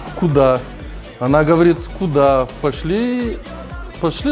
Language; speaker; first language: Russian; non-native, learner; Bulgarian